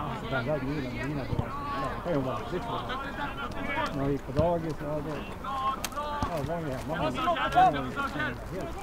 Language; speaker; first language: Swedish; native; Swedish